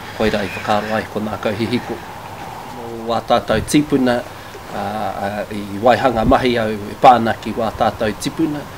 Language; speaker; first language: Māori; native; Māori